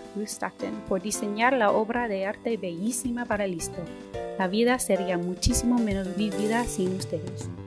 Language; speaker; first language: Spanish; non-native, fluent; English